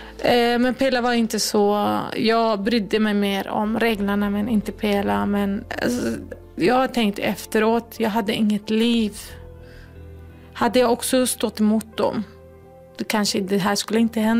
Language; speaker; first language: Swedish; non-native, fluent; Kurdish